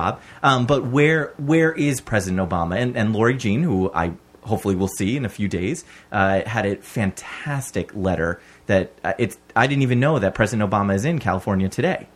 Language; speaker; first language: English; native; English